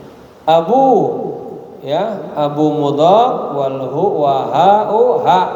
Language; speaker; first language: Arabic; non-native, fluent; Indonesian